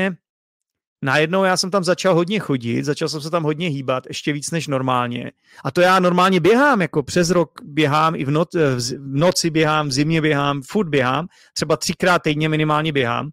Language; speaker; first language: Czech; native; Czech